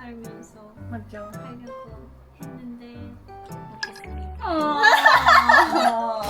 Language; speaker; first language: Korean; non-native, fluent; Japanese